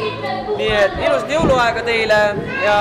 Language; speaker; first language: Estonian; native; Estonian